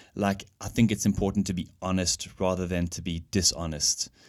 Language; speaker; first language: English; native; English